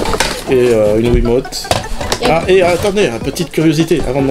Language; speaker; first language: French; native; French